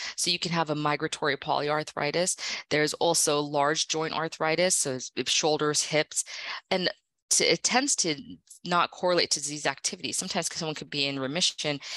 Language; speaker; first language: English; native; English